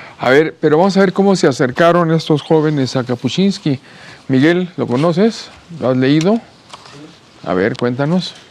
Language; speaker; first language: Spanish; native; Spanish